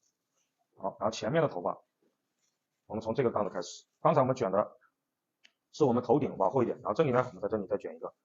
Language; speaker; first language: Chinese; native; Chinese